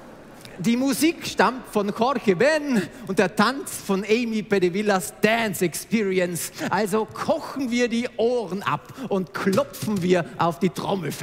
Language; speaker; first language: German; native; German